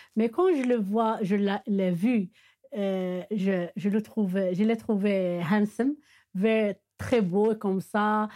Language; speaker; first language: French; non-native, local second language; Arabic